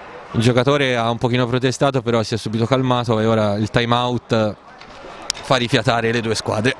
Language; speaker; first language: Italian; native; Italian